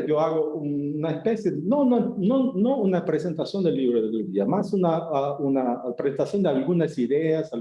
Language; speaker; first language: Spanish; non-native, fluent; Portuguese